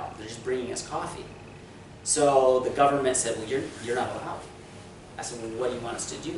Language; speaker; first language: English; native; English